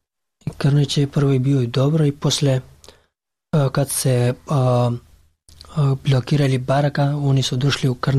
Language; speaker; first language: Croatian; non-native, learner; Pashto